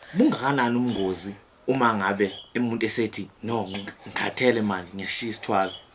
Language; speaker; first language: Zulu; native; Zulu